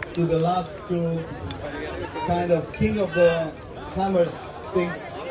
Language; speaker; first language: English; non-native, fluent; German